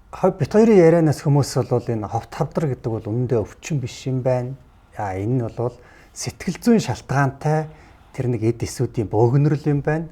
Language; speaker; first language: Mongolian; native; Mongolian